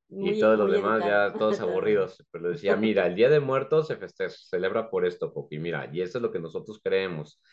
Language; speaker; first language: Spanish; native; Spanish